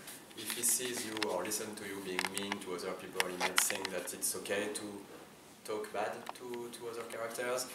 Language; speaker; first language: English; non-native, fluent; French